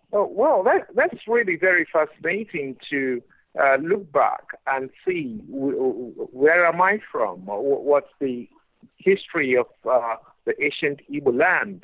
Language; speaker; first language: English; non-native, local second language; Igbo